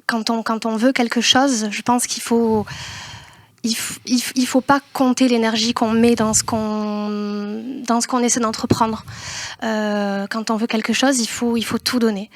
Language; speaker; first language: French; native; French